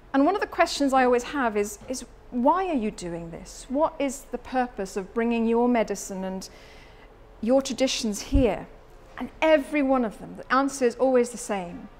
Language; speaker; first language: English; native; English